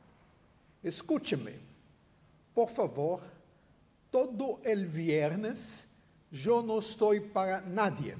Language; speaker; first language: Spanish; non-native, fluent; Portuguese